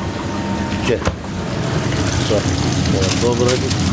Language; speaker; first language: German; non-native, local second language; Turkish